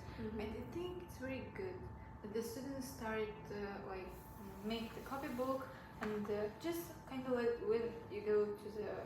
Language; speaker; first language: English; non-native, learner; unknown